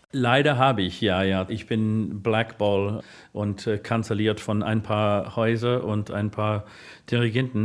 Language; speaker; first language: German; non-native, fluent; English